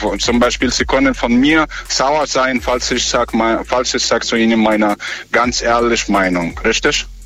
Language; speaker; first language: German; non-native, learner; Arabic